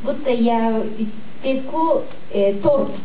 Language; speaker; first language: Russian; non-native, fluent; Japanese